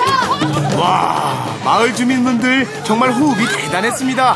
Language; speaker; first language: Korean; native; Korean